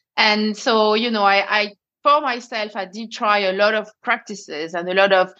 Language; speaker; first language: English; non-native, fluent; French